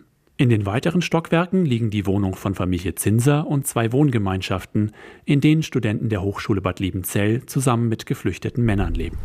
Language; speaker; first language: German; native; German